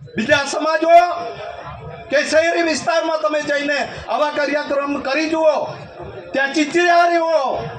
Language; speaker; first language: Gujarati; non-native, local second language; Kukna